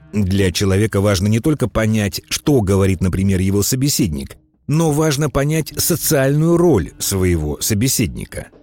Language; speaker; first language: Russian; native; Russian